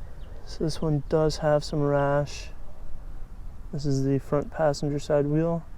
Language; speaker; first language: English; native; English